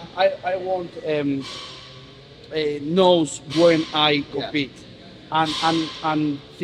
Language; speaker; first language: English; non-native, learner; Spanish